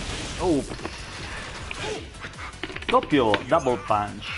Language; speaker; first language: English; non-native, learner; Italian